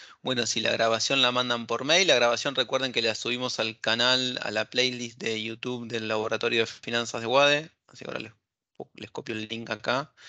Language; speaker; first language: Spanish; native; Spanish